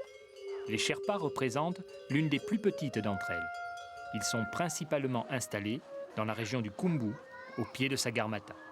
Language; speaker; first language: French; native; French